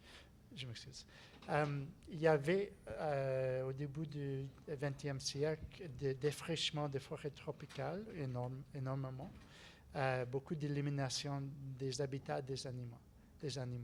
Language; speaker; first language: French; non-native, learner; English